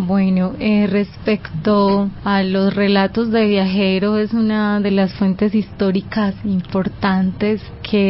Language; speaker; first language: Spanish; native; Spanish